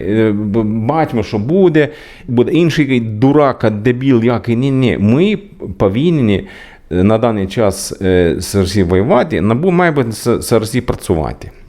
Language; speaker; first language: Ukrainian; non-native, learner; Swedish